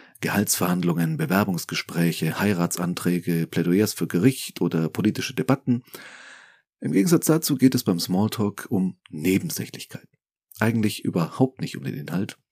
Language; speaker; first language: German; native; German